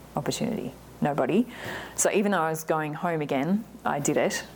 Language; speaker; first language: English; native; English